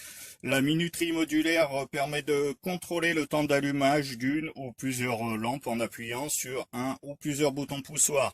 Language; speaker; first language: French; native; French